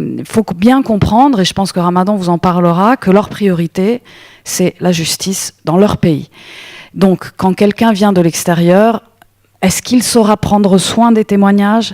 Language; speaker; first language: French; native; French